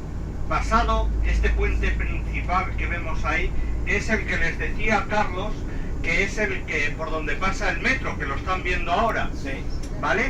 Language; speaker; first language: Spanish; native; Spanish